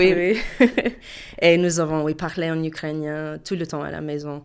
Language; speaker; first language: French; non-native, learner; English